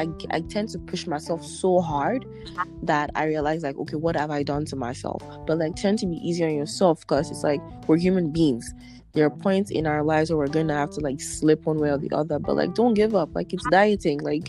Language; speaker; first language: English; non-native, local second language; Yoruba